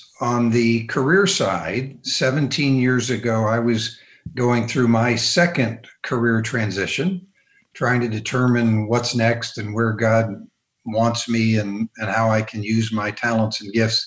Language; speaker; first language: English; native; English